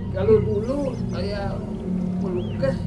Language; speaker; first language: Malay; non-native, local second language; Balinese